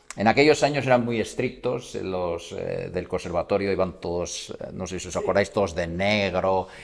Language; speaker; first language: Spanish; native; Spanish